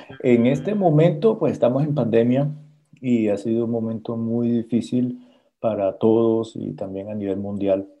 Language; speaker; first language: Spanish; native; Spanish